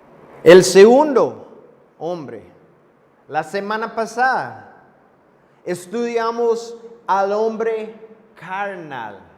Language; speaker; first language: Spanish; non-native, fluent; English